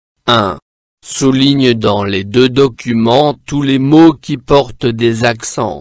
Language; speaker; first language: French; non-native, local second language; Arabic